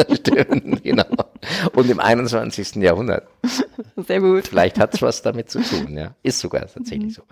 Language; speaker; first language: German; native; German